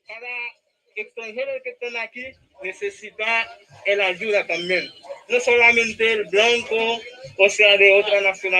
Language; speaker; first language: Spanish; non-native, learner; Haitian Creole